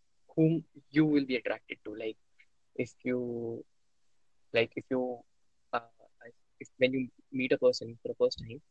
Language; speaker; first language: English; non-native, local second language; Hindi